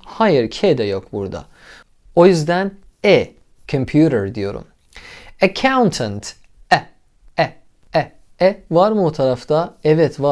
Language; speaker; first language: Turkish; non-native, fluent; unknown